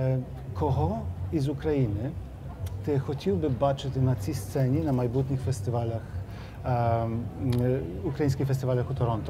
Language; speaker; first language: Ukrainian; early bilingual, heritage; Ukrainian